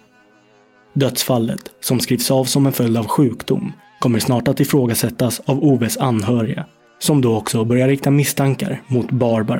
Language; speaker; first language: Swedish; native; Swedish